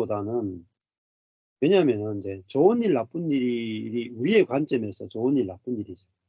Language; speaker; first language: Korean; native; Korean